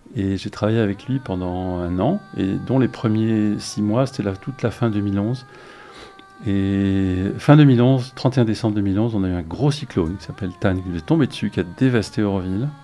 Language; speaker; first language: French; native; French